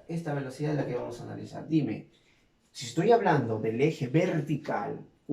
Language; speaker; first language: Spanish; native; Spanish